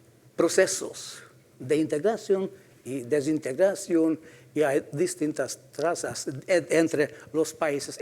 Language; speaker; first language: Spanish; non-native, fluent; Hungarian